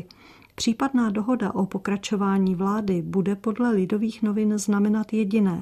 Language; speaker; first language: Czech; native; Czech